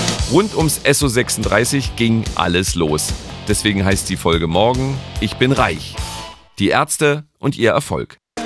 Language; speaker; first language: German; native; German